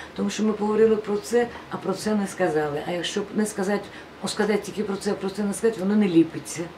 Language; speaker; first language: Ukrainian; non-native, local second language; Russian